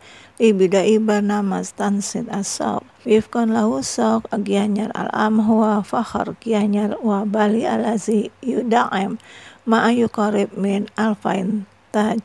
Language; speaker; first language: Arabic; non-native, fluent; Indonesian